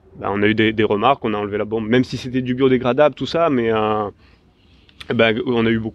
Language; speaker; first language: French; native; French